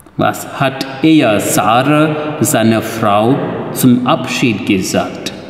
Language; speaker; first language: German; non-native, fluent; Telugu